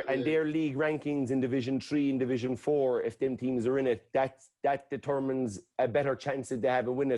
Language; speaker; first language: English; native; English